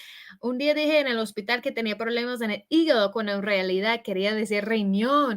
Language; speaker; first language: Spanish; non-native, fluent; English